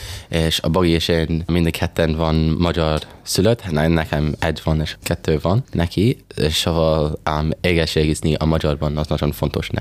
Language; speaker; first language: Hungarian; early bilingual, heritage; English